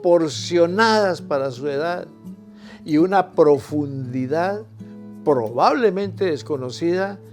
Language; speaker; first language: Spanish; native; Spanish